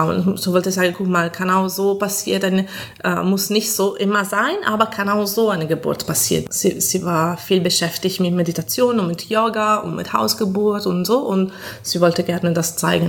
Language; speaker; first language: German; non-native, fluent; Italian